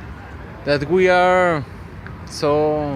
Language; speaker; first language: English; non-native, learner; Spanish